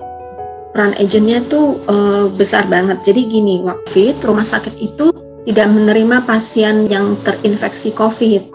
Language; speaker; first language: Indonesian; native; Indonesian